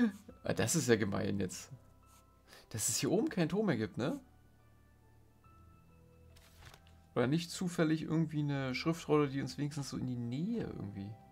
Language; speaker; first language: German; native; German